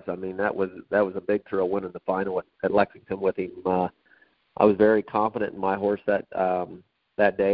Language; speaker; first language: English; native; English